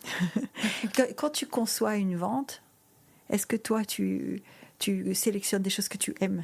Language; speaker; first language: French; native; French